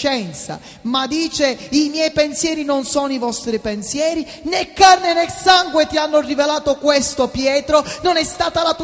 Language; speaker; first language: Italian; native; Italian